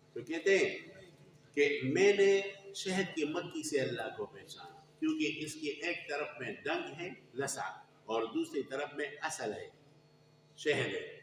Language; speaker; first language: Urdu; non-native, local second language; Pashto